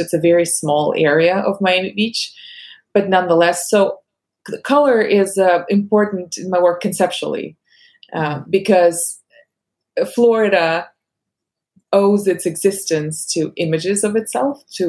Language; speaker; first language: English; non-native, fluent; Russian